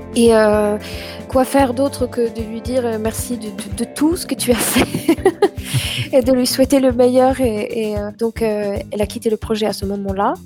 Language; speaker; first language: French; non-native, fluent; Swedish